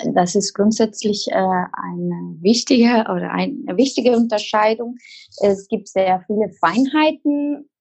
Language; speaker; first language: German; non-native, fluent; Spanish